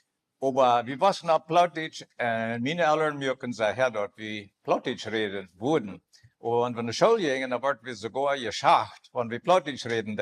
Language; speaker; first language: German; non-native, learner; Plautdietsch